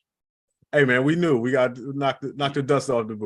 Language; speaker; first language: English; native; English